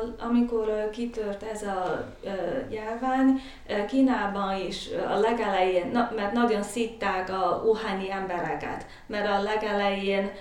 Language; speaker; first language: Hungarian; non-native, learner; Chinese